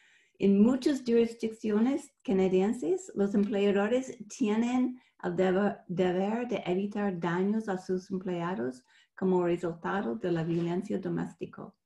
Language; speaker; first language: Spanish; non-native, fluent; English